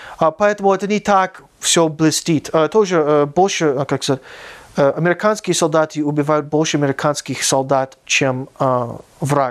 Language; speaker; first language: Russian; non-native, learner; English